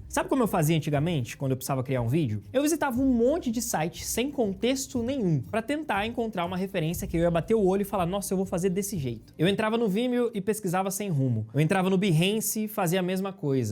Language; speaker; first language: Portuguese; native; Portuguese